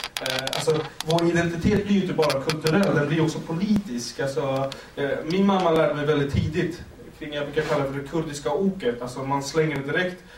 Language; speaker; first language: Swedish; early bilingual, other home language; Kurdish